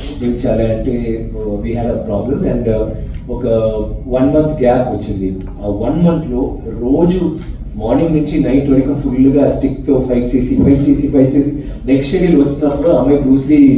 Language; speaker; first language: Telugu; non-native, learner; Tamil